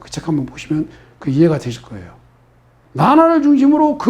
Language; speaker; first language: Korean; native; Korean